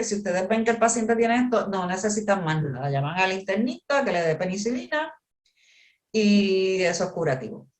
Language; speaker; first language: Spanish; native; Spanish